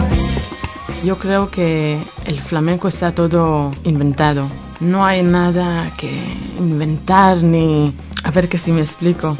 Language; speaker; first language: Spanish; non-native, fluent; Hebrew